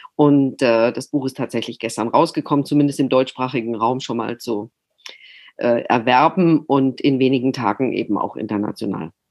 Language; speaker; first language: German; native; German